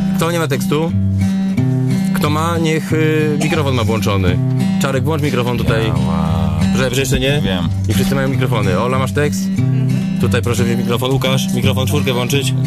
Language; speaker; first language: Polish; native; Polish